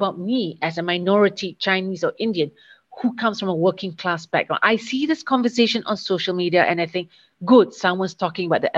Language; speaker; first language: English; non-native, local second language; Malay